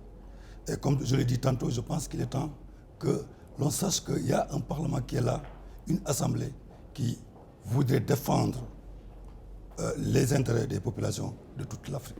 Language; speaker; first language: French; non-native, local second language; Wolof